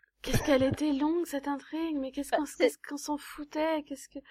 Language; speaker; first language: French; native; French